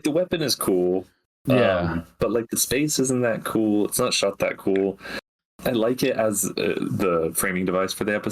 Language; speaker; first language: English; native; English